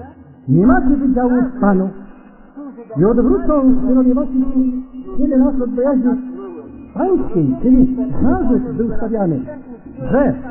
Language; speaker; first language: Polish; native; Polish